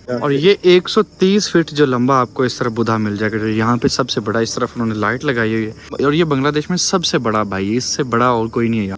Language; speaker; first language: Urdu; non-native, local second language; Punjabi